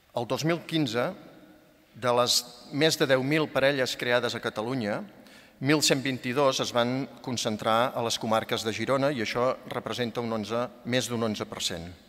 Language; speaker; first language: Catalan; native; Catalan